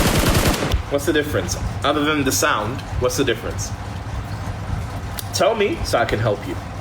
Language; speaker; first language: English; native; English